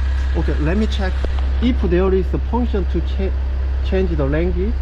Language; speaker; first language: English; non-native, learner; Korean